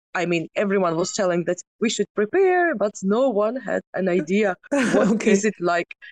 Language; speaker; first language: English; non-native, fluent; Ukrainian